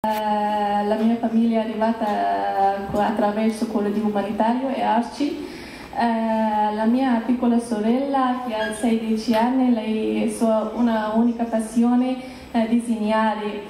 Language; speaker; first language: Italian; non-native, learner; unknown